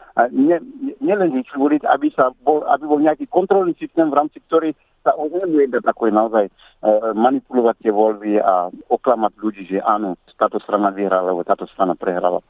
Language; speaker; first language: Slovak; non-native, fluent; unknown